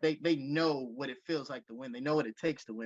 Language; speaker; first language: English; native; English